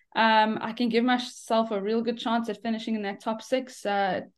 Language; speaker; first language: English; native; English